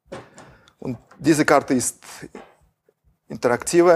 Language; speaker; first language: German; non-native, fluent; Russian